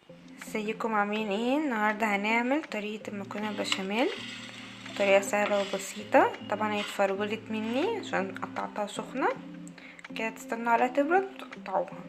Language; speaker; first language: Arabic; native; Arabic